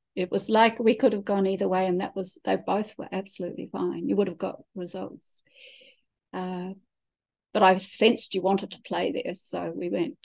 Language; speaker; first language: English; native; English